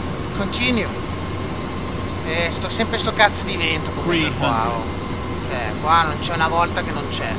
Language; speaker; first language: Italian; native; Italian